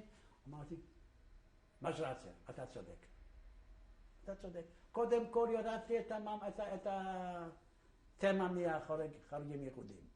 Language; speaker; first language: Hebrew; non-native, fluent; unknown